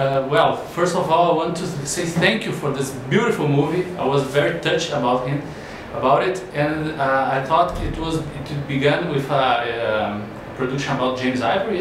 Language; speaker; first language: English; non-native, fluent; Portuguese